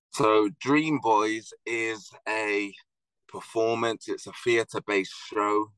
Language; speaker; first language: English; native; English